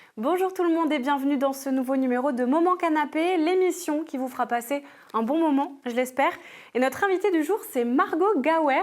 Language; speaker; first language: French; native; French